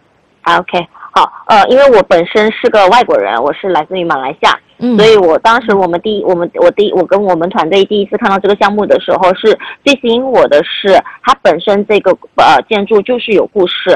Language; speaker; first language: Chinese; early bilingual, heritage; Chinese